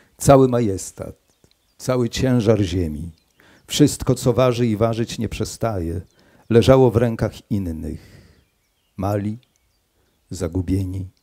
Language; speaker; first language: Polish; native; Polish